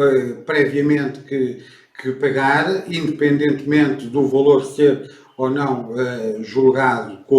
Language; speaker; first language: Portuguese; native; Portuguese